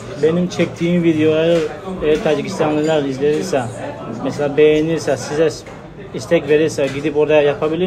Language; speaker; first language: Turkish; non-native, fluent; Tajik